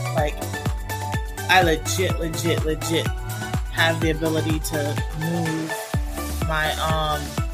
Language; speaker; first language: English; non-native, fluent; Spanish